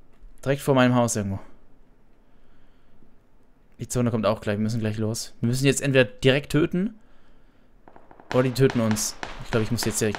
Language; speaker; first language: German; native; German